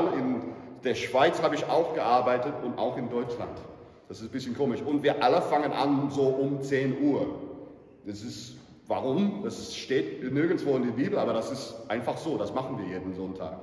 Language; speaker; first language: German; non-native, fluent; English